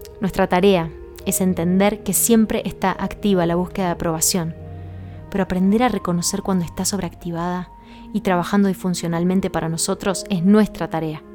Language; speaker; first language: Spanish; native; Spanish